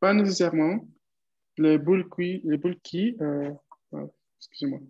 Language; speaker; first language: French; non-native, fluent; Spanish